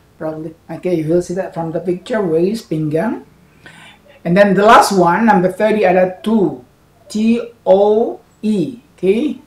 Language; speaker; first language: English; non-native, fluent; Indonesian